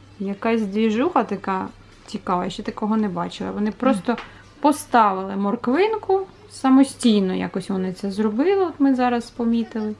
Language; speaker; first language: Ukrainian; non-native, local second language; Russian